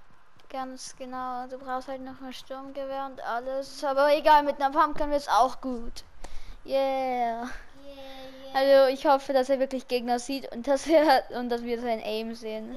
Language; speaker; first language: German; native; German